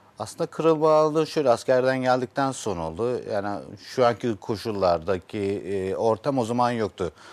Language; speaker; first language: Turkish; native; Turkish